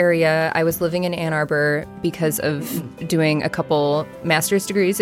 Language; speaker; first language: English; native; English